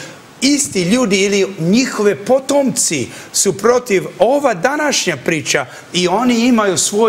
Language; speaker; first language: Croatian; early bilingual, heritage; English